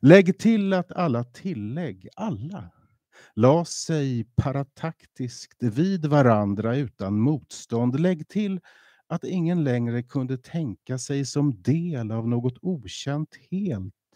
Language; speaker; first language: Swedish; native; Swedish